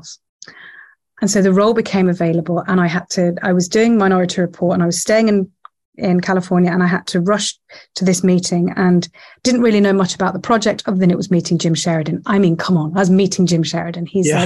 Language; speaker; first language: English; native; English